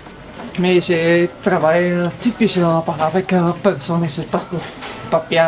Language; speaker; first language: French; non-native, learner; Bulgarian